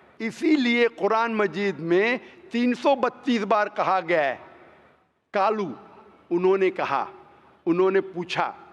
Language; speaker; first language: Hindi; non-native, local second language; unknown